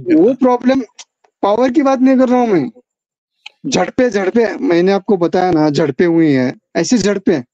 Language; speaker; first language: Hindi; non-native, local second language; Marathi